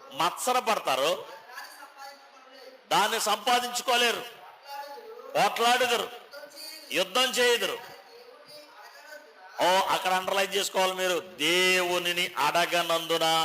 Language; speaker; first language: Telugu; native; Telugu